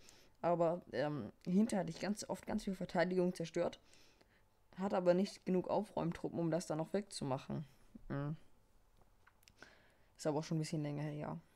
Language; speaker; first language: German; native; German